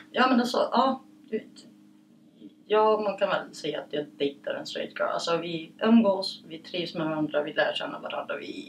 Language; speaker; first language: Swedish; early bilingual, other home language; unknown